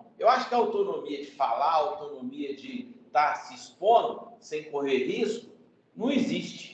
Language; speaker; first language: Portuguese; native; Portuguese